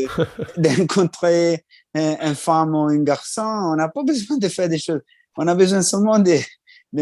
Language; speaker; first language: French; non-native, learner; Italian